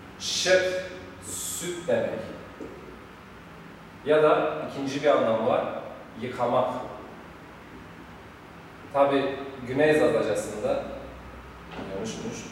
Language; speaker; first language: Turkish; non-native, local second language; Zaza